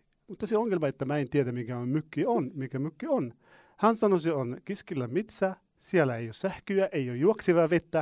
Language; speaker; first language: Finnish; non-native, learner; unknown